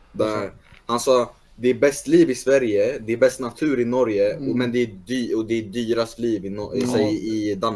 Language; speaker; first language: Swedish; early bilingual, other home language; Russian